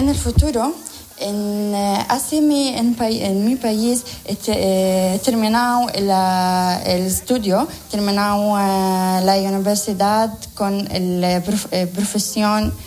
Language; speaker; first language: Spanish; non-native, learner; Arabic